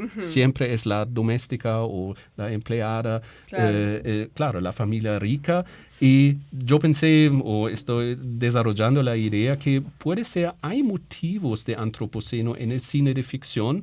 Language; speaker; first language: Spanish; non-native, fluent; German